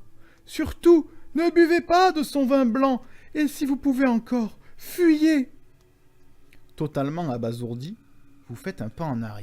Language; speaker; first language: French; native; French